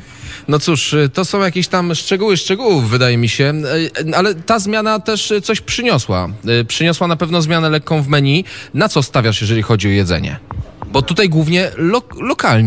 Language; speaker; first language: Polish; native; Polish